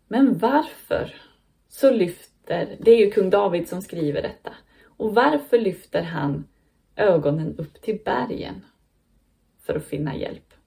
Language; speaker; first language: Swedish; native; Swedish